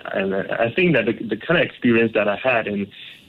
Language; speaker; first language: English; non-native, local second language; Cantonese